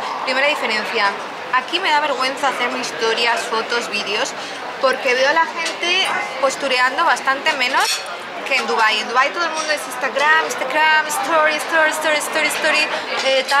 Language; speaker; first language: Spanish; native; Spanish